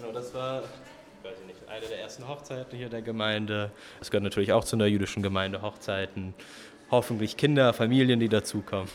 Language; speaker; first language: German; early bilingual, other home language; Russian